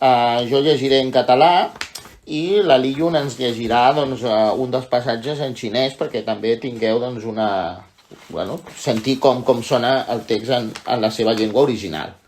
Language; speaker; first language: Catalan; native; Catalan